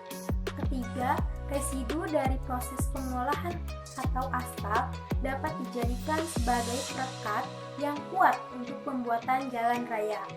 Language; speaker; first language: Indonesian; native; Indonesian